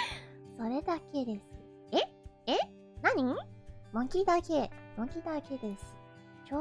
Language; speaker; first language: Japanese; non-native, learner; English